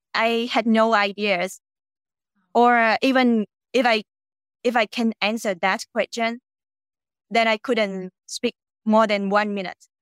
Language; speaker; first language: English; non-native, fluent; Vietnamese